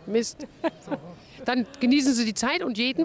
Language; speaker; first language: German; native; German